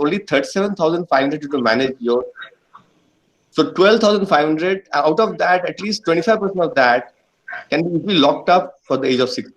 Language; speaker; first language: English; non-native, local second language; Bangla